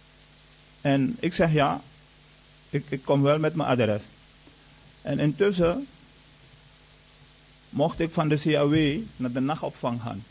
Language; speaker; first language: Dutch; non-native, fluent; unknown